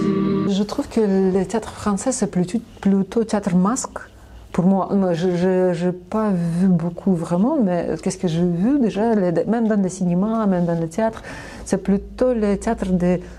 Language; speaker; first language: French; non-native, learner; Russian